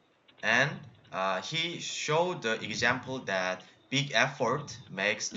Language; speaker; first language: English; non-native, learner; Korean